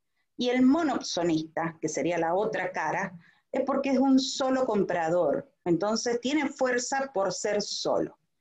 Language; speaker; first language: Spanish; native; Spanish